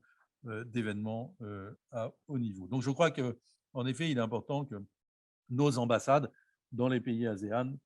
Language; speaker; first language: French; native; French